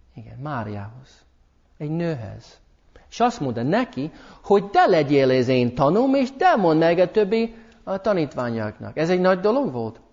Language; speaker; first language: Hungarian; early bilingual, heritage; English